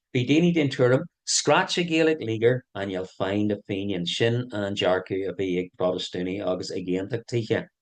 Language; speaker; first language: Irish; non-native, local second language; English